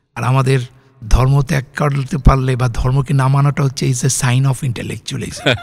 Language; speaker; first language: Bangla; native; Bangla